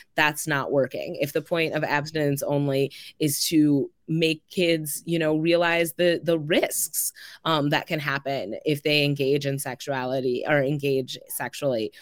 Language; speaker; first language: English; native; English